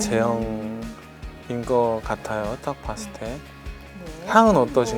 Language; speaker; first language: Korean; native; Korean